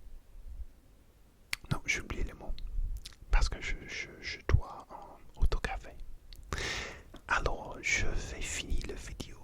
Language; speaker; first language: French; non-native, learner; English